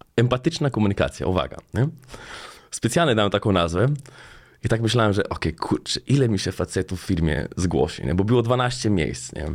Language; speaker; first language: Polish; non-native, fluent; Slovenian